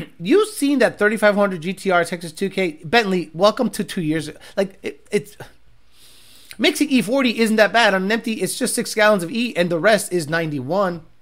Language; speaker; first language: English; native; English